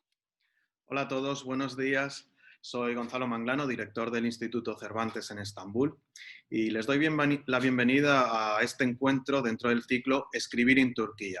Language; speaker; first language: Spanish; native; Spanish